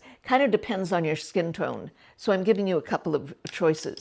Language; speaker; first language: English; native; English